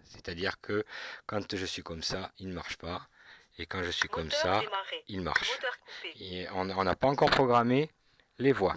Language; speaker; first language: French; native; French